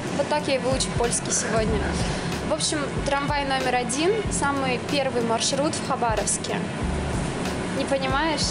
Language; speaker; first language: Russian; native; Russian